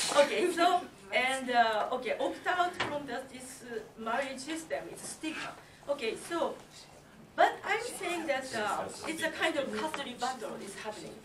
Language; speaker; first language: English; non-native, learner; Japanese